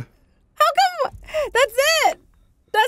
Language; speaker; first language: English; native; English